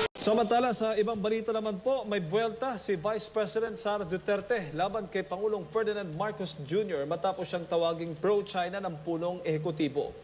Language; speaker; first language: Filipino; native; Filipino